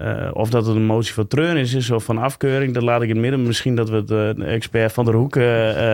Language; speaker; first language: Dutch; native; Dutch